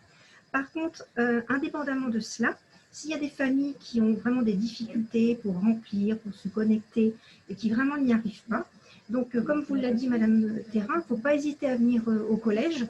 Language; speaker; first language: French; native; French